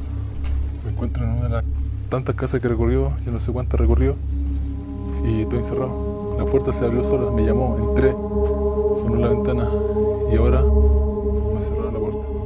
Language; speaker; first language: Spanish; native; Spanish